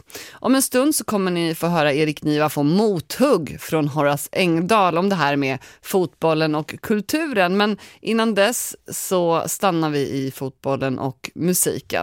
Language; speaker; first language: Swedish; native; Swedish